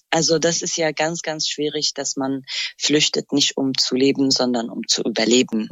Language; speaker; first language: German; non-native, fluent; Kurdish